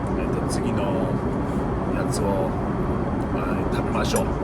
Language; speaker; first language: Japanese; non-native, learner; English